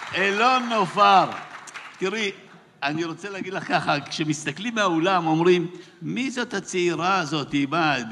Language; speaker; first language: Hebrew; native; Hebrew